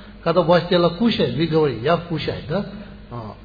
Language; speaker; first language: Russian; non-native, learner; Tibetan